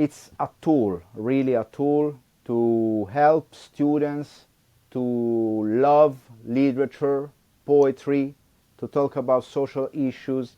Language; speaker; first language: English; non-native, learner; Italian